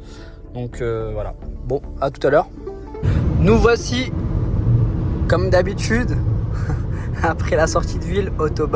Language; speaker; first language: French; native; French